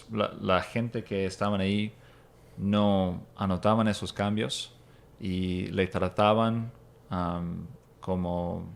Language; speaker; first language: Spanish; non-native, fluent; English